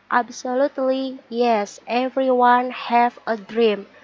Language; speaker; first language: English; non-native, learner; Indonesian